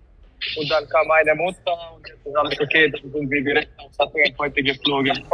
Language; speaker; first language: German; non-native, fluent; Serbian